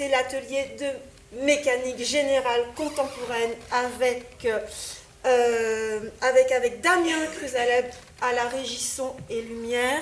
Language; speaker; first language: French; native; French